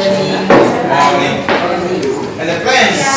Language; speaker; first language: English; non-native, learner; Indonesian